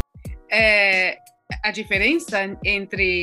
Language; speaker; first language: Portuguese; non-native, learner; English